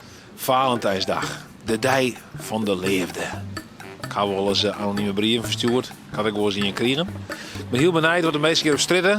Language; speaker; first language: Dutch; non-native, local second language; Western Frisian